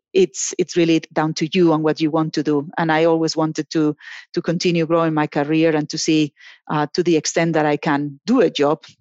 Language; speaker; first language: English; non-native, fluent; Spanish